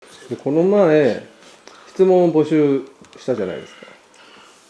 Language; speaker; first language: Japanese; native; Japanese